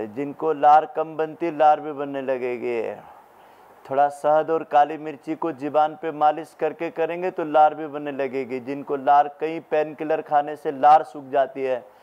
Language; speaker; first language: Hindi; native; Hindi